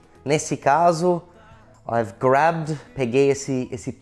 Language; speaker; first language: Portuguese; non-native, fluent; English